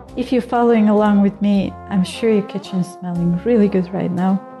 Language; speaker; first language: English; non-native, fluent; Bulgarian